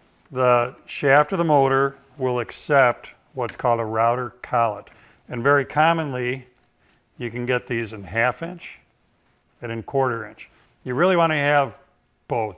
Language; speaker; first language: English; native; English